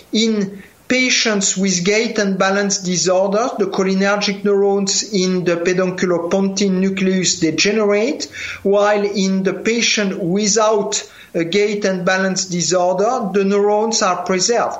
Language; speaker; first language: English; non-native, fluent; French